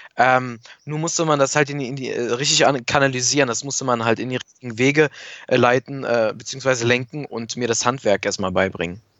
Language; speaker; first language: German; native; German